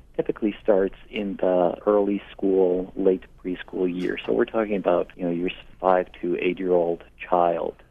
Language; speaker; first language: English; non-native, fluent; Spanish